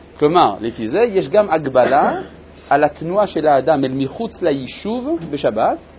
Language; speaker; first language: Hebrew; non-native, fluent; French